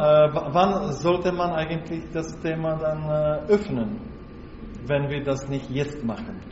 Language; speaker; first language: German; non-native, learner; Slovak